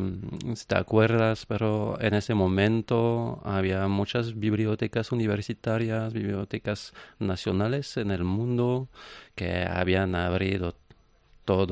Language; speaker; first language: Spanish; non-native, fluent; French